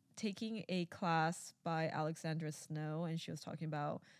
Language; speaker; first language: English; early bilingual, other home language; Chinese